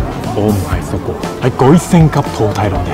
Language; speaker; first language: Chinese; non-native, fluent; Japanese